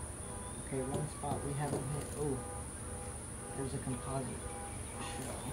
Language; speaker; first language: English; native; English